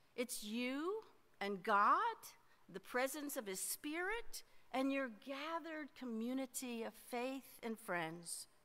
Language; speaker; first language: English; native; English